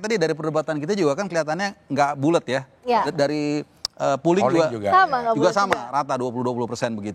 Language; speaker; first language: Indonesian; native; Indonesian